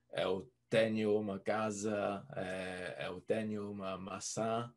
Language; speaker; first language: Portuguese; non-native, learner; English